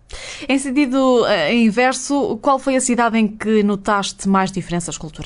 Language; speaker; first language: Portuguese; native; Portuguese